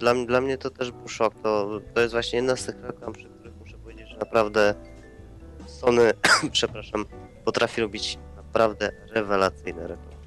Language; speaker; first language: Polish; native; Polish